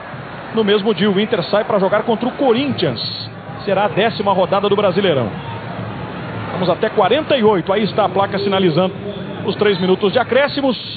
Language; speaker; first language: Portuguese; native; Portuguese